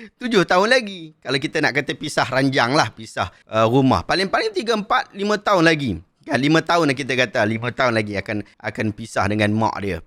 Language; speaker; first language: Malay; native; Malay